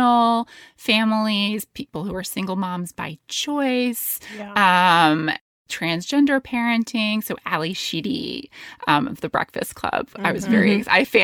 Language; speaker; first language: English; native; English